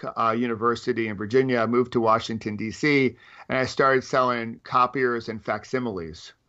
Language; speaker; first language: English; native; English